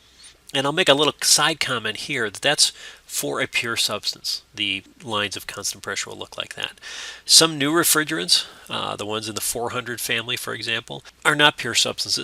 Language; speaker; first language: English; native; English